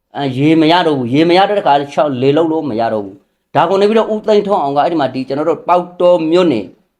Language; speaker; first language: Burmese; non-native, local second language; Rohingya